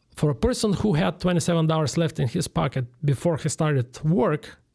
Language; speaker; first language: English; non-native, fluent; Bulgarian